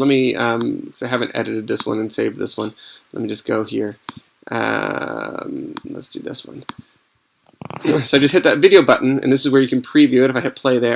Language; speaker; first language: English; native; English